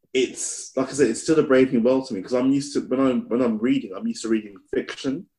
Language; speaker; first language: English; native; English